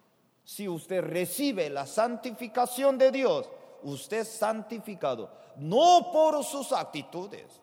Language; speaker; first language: Spanish; non-native, fluent; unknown